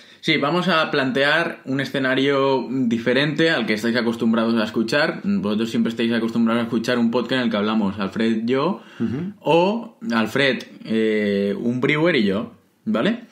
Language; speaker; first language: Spanish; native; Spanish